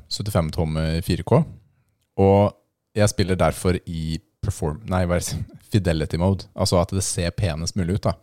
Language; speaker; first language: Norwegian; native; Norwegian